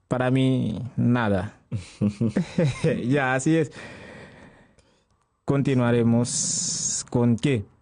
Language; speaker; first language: Spanish; non-native, learner; Haitian Creole